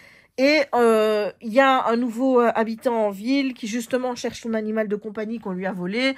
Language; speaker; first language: French; native; French